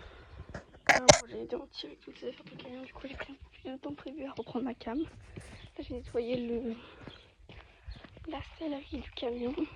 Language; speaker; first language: French; native; French